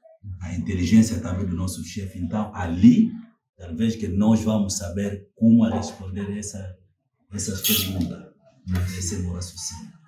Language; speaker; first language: Portuguese; non-native, learner; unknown